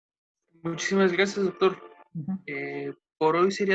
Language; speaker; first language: Spanish; native; Spanish